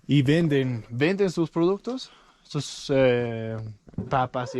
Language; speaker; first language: Spanish; non-native, learner; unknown